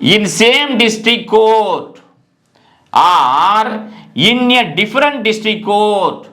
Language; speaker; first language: English; non-native, local second language; Tamil